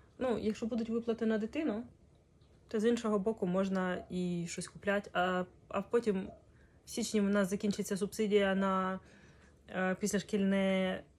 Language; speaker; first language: Ukrainian; non-native, local second language; Russian